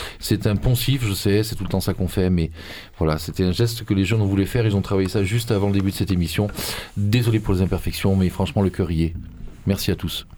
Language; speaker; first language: French; native; French